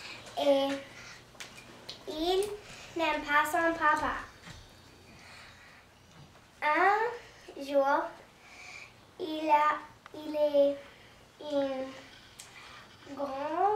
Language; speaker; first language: French; non-native, learner; English